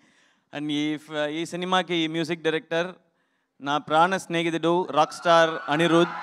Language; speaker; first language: Telugu; non-native, learner; Tamil